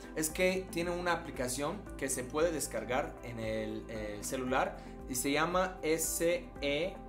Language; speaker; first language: Spanish; non-native, fluent; English